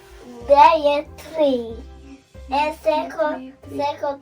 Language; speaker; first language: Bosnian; early bilingual, heritage; Serbian